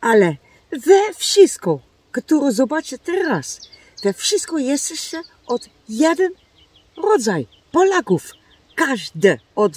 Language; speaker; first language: Polish; non-native, learner; Dutch